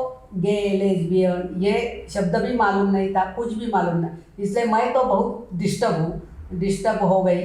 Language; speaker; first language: Hindi; non-native, local second language; Marathi